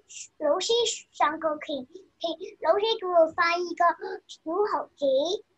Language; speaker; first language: Cantonese; early bilingual, other home language; Chinese